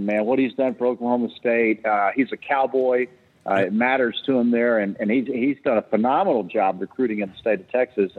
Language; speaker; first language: English; native; English